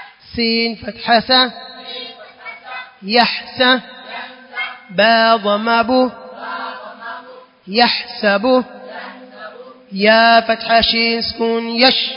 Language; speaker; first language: Arabic; non-native, learner; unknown